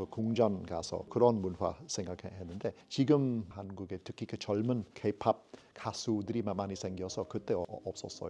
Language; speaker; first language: Korean; non-native, fluent; English